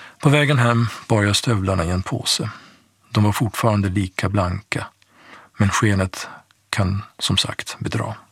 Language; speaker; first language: Swedish; early bilingual, other home language; Persian